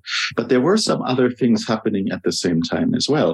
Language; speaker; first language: English; non-native, fluent; German